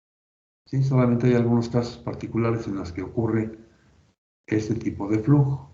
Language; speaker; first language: Spanish; native; Spanish